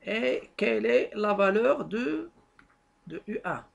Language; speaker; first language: French; non-native, local second language; Arabic